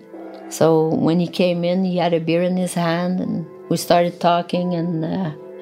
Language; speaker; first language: English; non-native, fluent; French